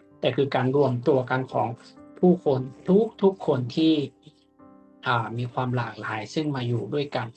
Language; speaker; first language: Thai; native; Thai